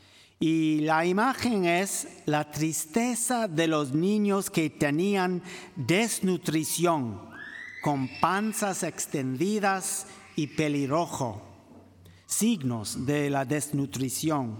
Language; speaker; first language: Spanish; non-native, fluent; English